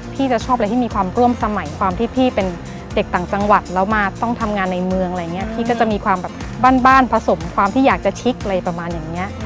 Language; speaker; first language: Thai; native; Thai